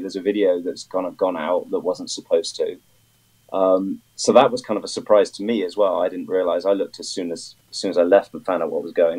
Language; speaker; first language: English; native; English